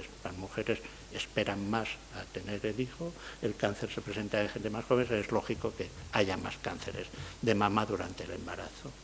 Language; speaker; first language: Spanish; native; Spanish